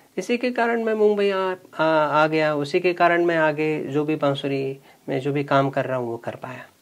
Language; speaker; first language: Hindi; non-native, local second language; Marathi